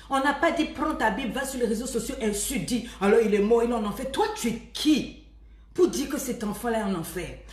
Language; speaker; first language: French; native; French